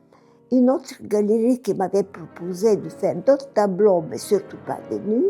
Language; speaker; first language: French; non-native, fluent; Bulgarian